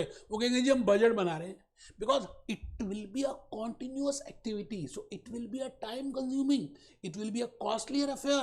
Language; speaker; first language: Hindi; native; Hindi